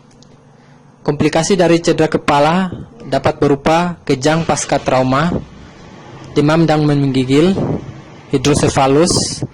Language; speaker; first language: Indonesian; native; Indonesian